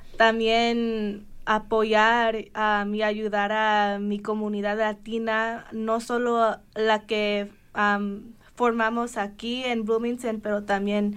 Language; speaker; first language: Spanish; early bilingual, heritage; Spanish